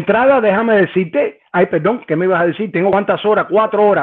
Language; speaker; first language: Spanish; native; Spanish